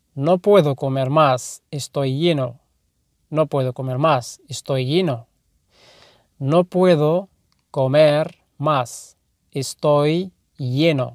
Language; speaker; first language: Spanish; non-native, fluent; Arabic